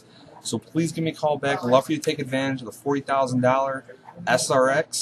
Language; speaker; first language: English; native; English